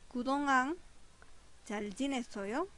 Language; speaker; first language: Korean; non-native, fluent; Spanish